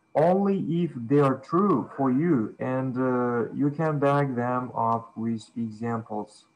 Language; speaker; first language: English; non-native, fluent; Uzbek